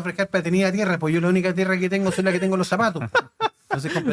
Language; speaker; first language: Spanish; native; Spanish